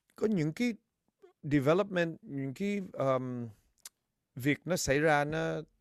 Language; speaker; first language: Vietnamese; early bilingual, heritage; Vietnamese